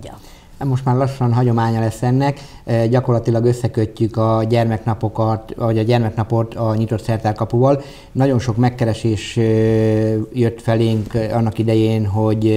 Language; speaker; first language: Hungarian; native; Hungarian